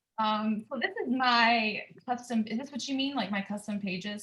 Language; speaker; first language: English; native; English